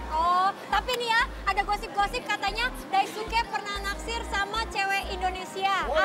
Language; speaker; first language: Indonesian; native; Indonesian